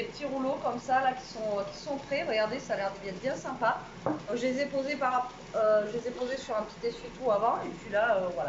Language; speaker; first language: French; native; French